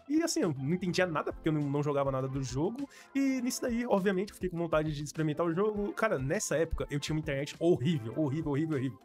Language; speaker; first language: Portuguese; native; Portuguese